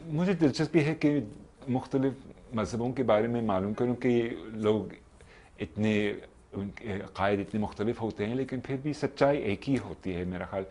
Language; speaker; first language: Urdu; non-native, fluent; English